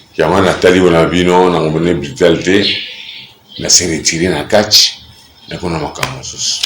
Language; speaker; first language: Lingala; native; Lingala